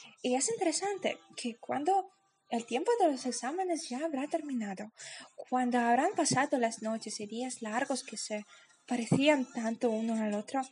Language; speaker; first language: Spanish; non-native, fluent; Polish